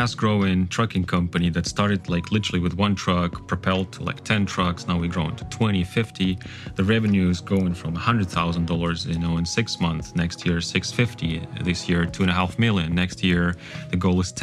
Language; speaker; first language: English; non-native, fluent; Kazakh